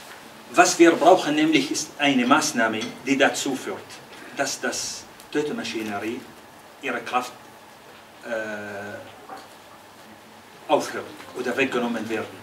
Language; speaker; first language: German; non-native, fluent; Arabic